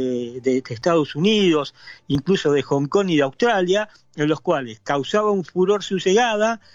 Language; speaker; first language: Spanish; native; Spanish